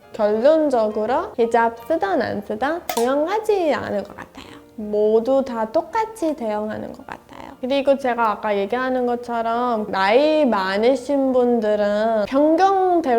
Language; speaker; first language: Korean; non-native, learner; Persian